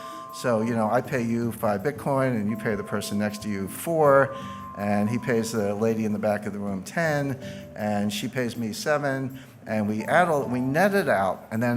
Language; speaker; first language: English; native; English